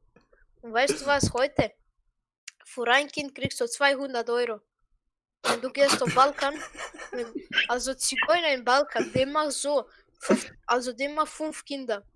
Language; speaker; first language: German; non-native, learner; Croatian